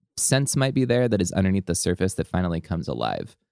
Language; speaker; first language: English; native; English